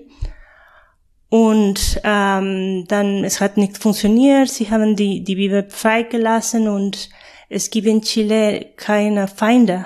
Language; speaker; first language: German; non-native, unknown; Spanish